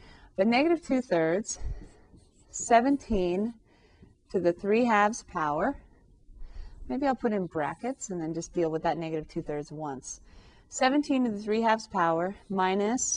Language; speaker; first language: English; native; English